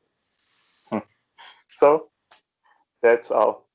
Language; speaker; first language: English; non-native, learner; Portuguese